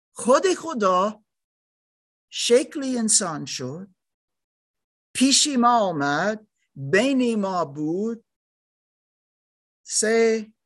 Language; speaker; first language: Persian; non-native, learner; German